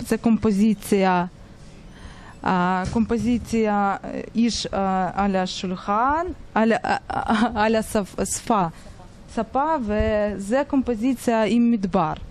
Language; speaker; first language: Hebrew; non-native, fluent; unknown